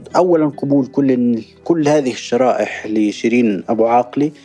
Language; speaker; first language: Arabic; native; Arabic